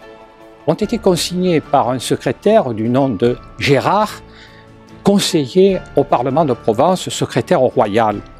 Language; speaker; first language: French; native; French